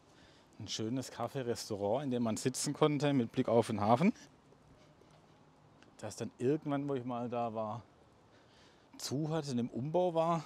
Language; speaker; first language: German; native; German